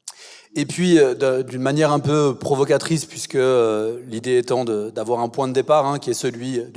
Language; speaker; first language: French; native; French